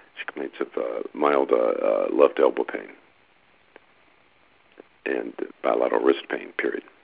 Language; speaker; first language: English; native; English